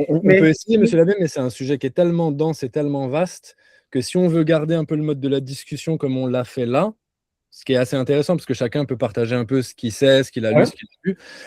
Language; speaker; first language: French; native; French